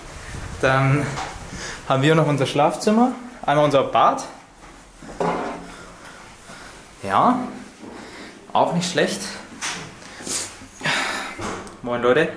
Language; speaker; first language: German; native; German